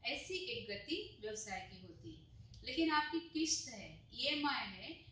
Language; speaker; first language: Hindi; non-native, local second language; Marathi